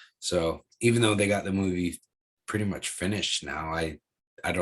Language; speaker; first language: English; native; English